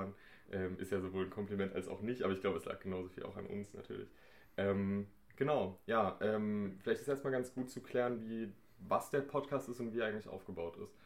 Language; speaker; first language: German; native; German